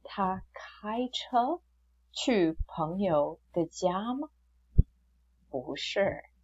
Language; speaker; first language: Chinese; non-native, fluent; English